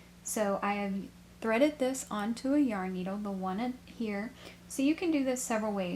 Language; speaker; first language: English; native; English